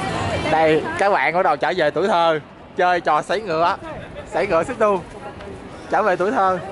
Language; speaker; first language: Vietnamese; native; Vietnamese